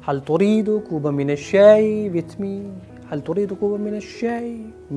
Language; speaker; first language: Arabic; non-native, fluent; Urdu